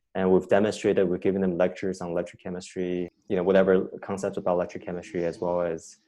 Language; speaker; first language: English; non-native, fluent; Chinese